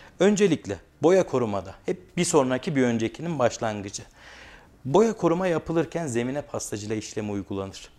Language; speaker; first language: Turkish; native; Turkish